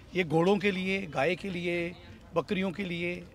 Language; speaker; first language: Hindi; native; Hindi